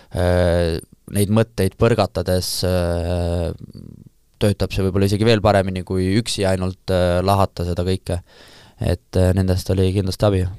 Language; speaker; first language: Estonian; native; Estonian